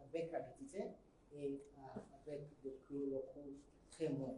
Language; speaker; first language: French; non-native, learner; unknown